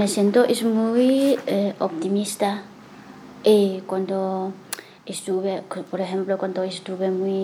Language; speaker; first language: Spanish; non-native, learner; Chinese